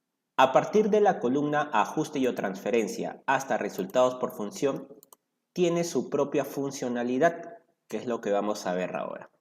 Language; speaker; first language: Spanish; native; Spanish